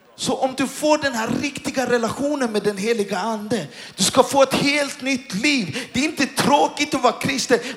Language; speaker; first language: Swedish; native; Swedish